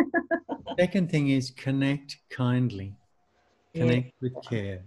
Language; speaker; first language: English; native; English